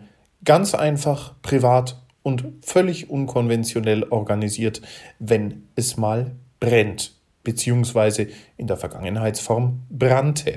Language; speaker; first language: German; native; German